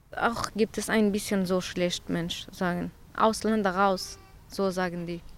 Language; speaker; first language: German; non-native, learner; Central Kurdish